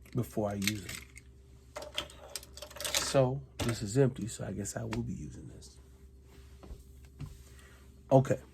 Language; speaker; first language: English; native; English